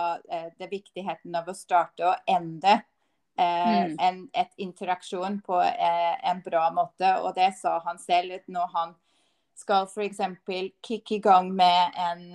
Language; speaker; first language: Norwegian; non-native, fluent; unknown